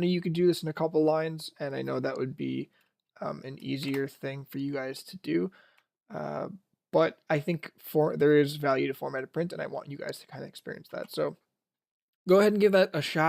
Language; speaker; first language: English; native; English